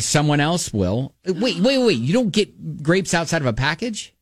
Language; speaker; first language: English; native; English